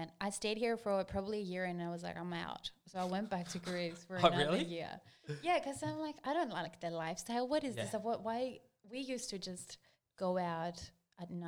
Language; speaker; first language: English; non-native, fluent; Greek